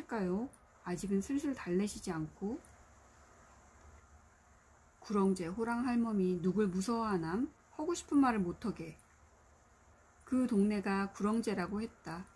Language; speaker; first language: Korean; native; Korean